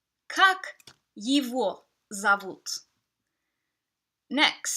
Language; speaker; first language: Russian; non-native, fluent; English